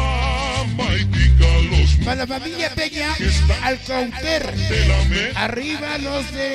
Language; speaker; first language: Spanish; native; Spanish